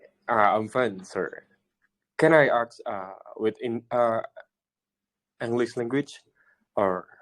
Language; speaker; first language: English; non-native, learner; Indonesian